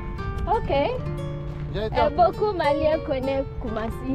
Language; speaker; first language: French; non-native, learner; English